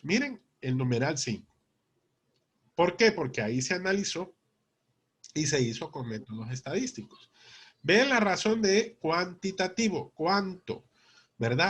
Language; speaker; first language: Spanish; native; Spanish